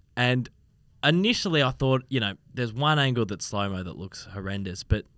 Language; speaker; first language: English; native; English